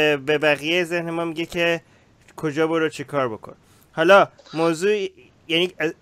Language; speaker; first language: Persian; early bilingual, heritage; Persian